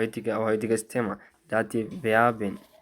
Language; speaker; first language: German; non-native, fluent; Somali